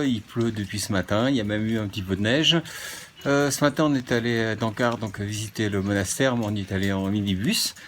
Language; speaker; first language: French; native; French